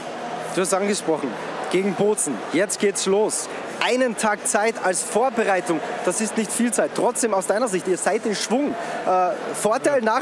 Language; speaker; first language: German; native; German